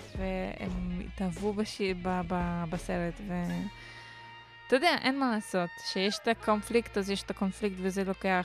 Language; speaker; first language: Hebrew; non-native, local second language; Arabic